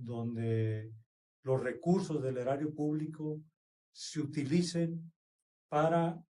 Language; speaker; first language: Spanish; native; Spanish